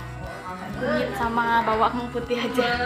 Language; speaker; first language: Indonesian; non-native, local second language; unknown